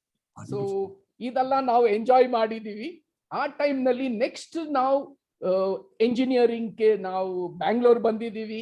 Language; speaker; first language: Kannada; non-native, local second language; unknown